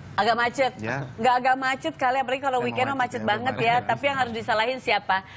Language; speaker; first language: Indonesian; native; Indonesian